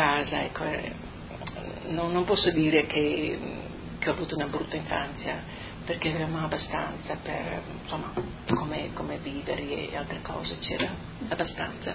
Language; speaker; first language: Italian; native; Italian